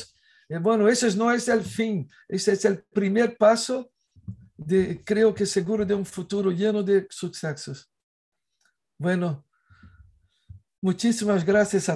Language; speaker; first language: Spanish; non-native, fluent; Portuguese